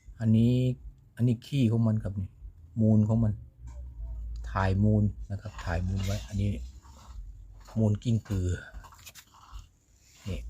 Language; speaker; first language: Thai; native; Thai